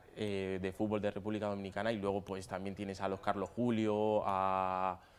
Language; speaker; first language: Spanish; native; Spanish